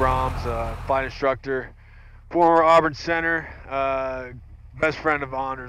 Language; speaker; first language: English; native; English